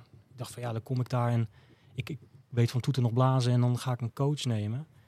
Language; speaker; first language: Dutch; native; Dutch